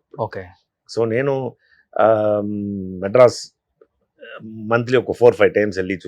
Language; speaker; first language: Telugu; non-native, fluent; Tamil